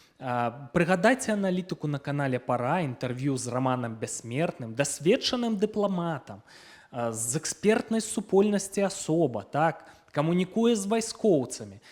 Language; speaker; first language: Belarusian; non-native, local second language; Russian